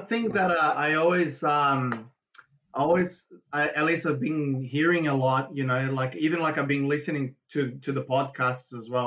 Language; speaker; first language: English; non-native, fluent; Portuguese